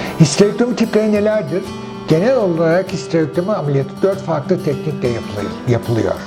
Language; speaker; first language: Turkish; native; Turkish